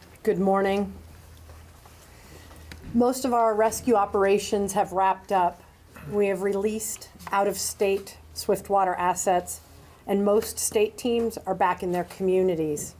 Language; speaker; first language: English; native; English